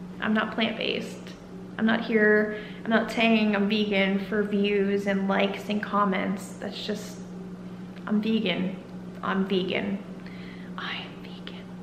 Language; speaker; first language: English; native; English